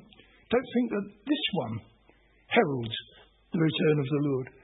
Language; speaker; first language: English; native; English